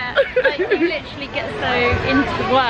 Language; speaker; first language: English; native; English